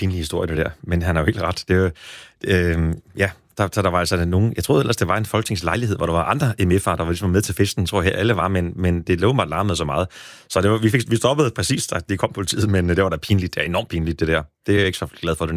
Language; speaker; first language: Danish; native; Danish